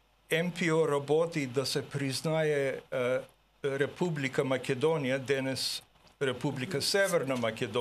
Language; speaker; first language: Bulgarian; early bilingual, heritage; Bulgarian